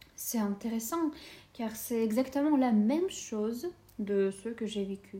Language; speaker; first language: French; non-native, fluent; Russian